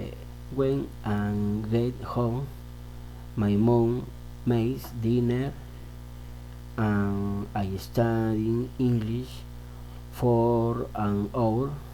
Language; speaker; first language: English; non-native, learner; Spanish